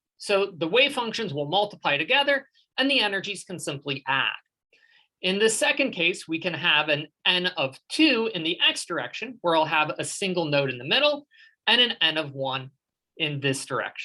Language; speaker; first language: English; native; English